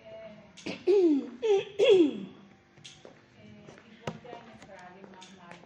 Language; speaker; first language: German; non-native, learner; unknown